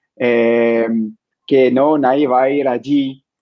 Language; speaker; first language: Spanish; non-native, fluent; English